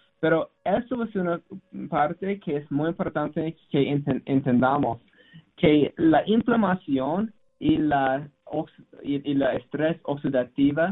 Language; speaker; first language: Spanish; non-native, learner; English